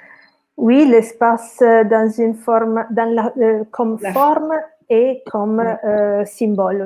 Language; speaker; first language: French; non-native, fluent; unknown